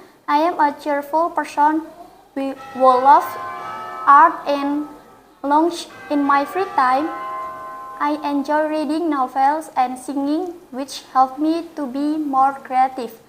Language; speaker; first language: English; non-native, learner; Indonesian